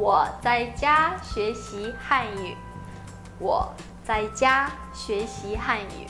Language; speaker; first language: Chinese; non-native, fluent; Portuguese